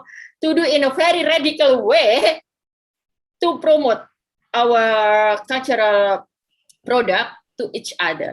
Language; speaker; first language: English; non-native, fluent; Indonesian